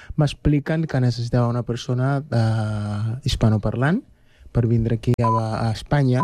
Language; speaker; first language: Catalan; non-native, fluent; Spanish